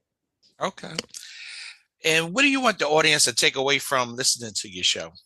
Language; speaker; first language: English; native; English